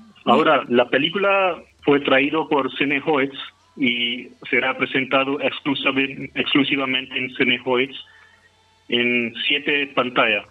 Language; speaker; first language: Spanish; non-native, fluent; Hindi